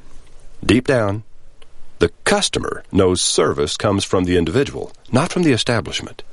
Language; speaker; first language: English; native; English